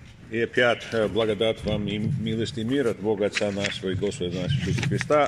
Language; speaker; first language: Russian; non-native, learner; English